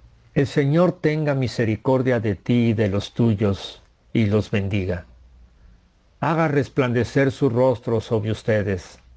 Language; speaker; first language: Spanish; native; Spanish